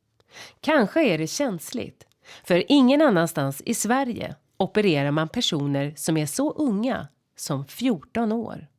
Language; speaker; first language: Swedish; native; Swedish